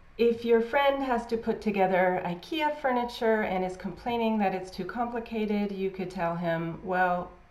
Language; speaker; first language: English; native; English